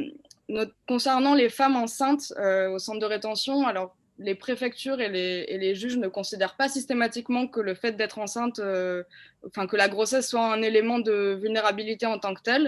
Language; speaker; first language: French; native; French